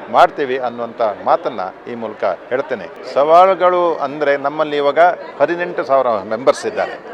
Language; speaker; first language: Kannada; non-native, local second language; Tulu